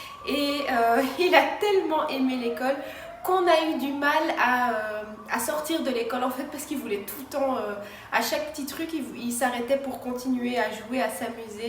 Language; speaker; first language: French; native; French